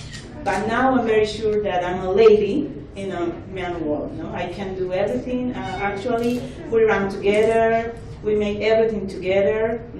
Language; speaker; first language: English; non-native, fluent; Spanish